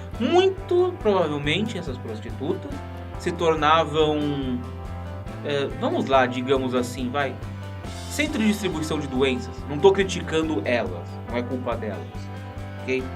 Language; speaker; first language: Portuguese; native; Portuguese